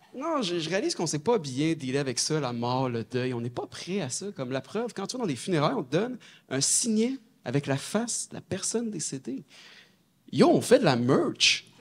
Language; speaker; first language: French; native; French